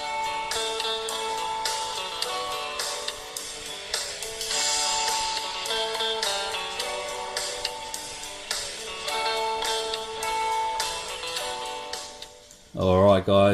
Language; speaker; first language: English; native; English